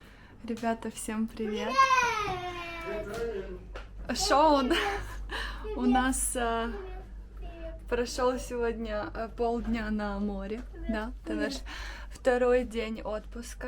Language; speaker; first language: Russian; native; Russian